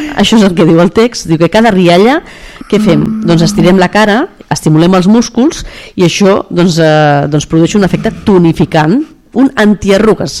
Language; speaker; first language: Catalan; native; Catalan